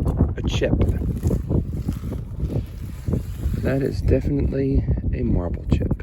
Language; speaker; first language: English; native; English